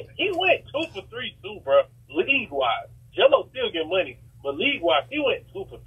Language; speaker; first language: English; native; English